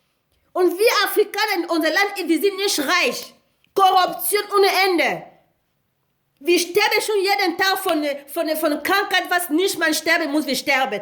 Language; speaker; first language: German; non-native, learner; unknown